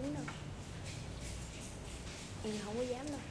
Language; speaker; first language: Vietnamese; native; Vietnamese